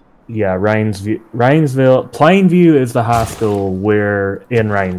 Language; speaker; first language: English; native; English